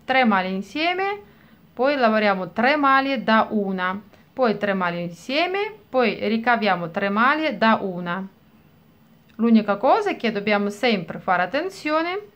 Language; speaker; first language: Italian; non-native, fluent; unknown